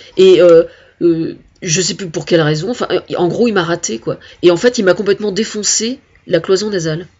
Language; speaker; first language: French; native; French